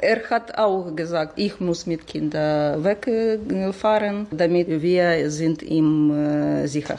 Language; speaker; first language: German; non-native, learner; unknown